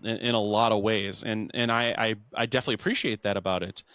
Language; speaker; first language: English; native; English